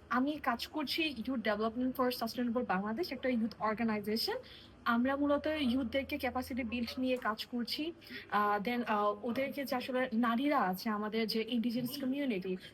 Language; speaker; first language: Bangla; non-native, local second language; Marma